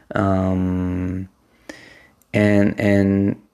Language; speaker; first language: English; non-native, fluent; Hebrew